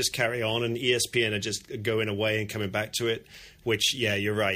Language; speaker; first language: English; native; English